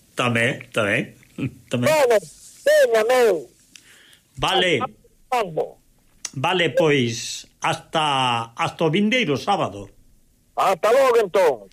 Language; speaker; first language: Galician; native; Galician